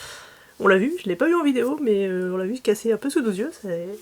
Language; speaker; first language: French; native; French